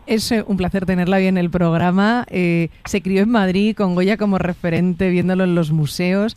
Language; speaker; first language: Spanish; native; Spanish